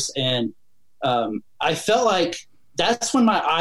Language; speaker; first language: English; native; English